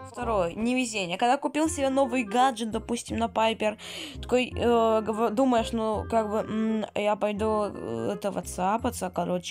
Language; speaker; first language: Russian; native; Russian